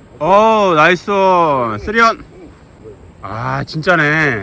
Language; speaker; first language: Korean; native; Korean